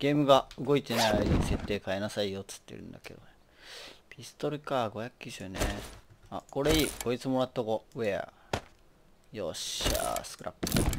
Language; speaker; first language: Japanese; native; Japanese